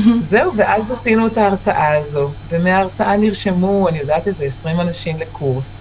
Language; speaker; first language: Hebrew; native; Hebrew